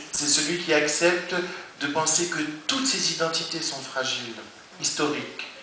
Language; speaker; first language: French; native; French